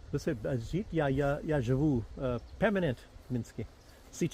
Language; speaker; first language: Russian; non-native, learner; English